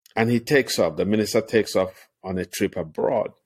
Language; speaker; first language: English; non-native, local second language; Igbo